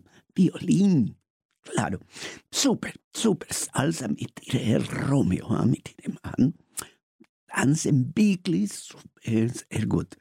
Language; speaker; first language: German; non-native, learner; Spanish